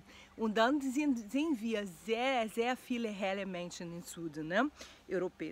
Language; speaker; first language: German; non-native, learner; Portuguese